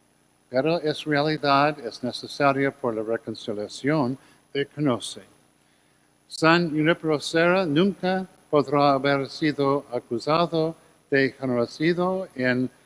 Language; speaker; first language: Spanish; non-native, learner; English